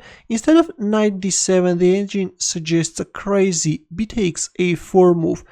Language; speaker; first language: English; non-native, fluent; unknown